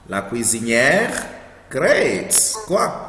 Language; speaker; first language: French; non-native, fluent; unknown